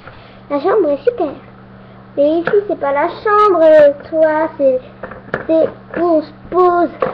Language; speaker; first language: French; native; French